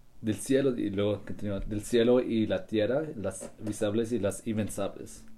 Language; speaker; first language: Spanish; early bilingual, heritage; Spanish